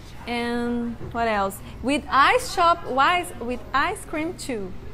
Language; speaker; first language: English; non-native, learner; Portuguese